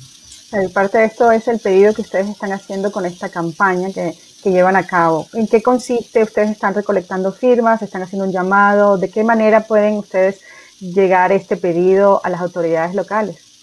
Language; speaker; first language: Spanish; native; Spanish